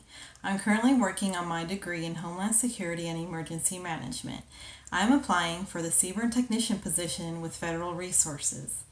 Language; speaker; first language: English; native; English